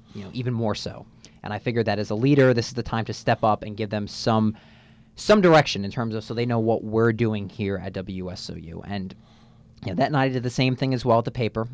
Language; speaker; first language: English; native; English